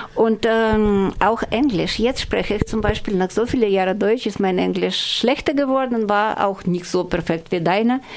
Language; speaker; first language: German; non-native, fluent; Russian